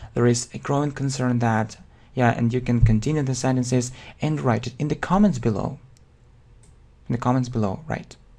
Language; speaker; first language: English; non-native, fluent; Russian